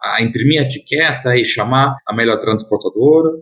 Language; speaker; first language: Portuguese; non-native, fluent; German